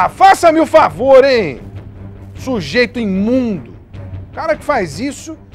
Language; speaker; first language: Portuguese; native; Portuguese